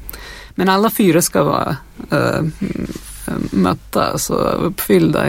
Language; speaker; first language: Swedish; non-native, fluent; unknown